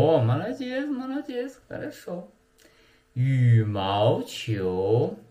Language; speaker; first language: Russian; non-native, learner; Chinese